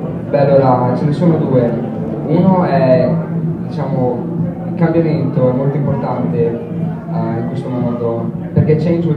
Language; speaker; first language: Italian; early bilingual, heritage; English